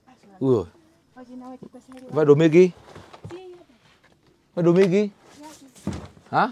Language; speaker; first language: Portuguese; non-native, learner; Vietnamese